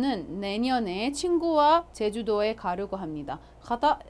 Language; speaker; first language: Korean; non-native, fluent; Arabic